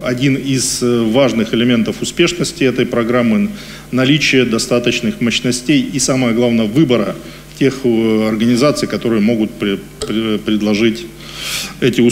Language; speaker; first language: Russian; native; Russian